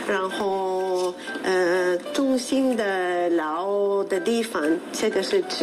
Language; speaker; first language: Chinese; non-native, learner; Spanish